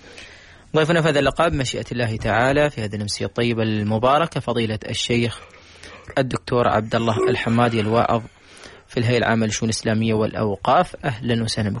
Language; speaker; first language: Arabic; native; Arabic